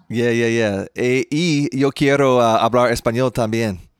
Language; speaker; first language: Spanish; non-native, learner; English